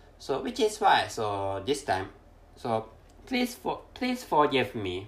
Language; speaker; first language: English; non-native, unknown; Japanese